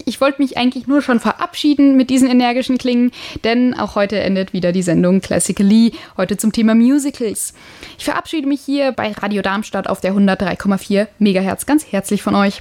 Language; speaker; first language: German; native; German